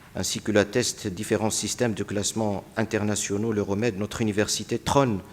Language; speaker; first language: French; non-native, local second language; Arabic